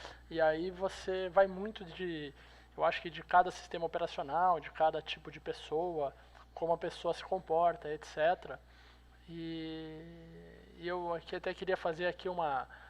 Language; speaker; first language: Portuguese; native; Portuguese